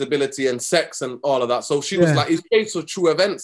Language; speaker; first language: English; native; English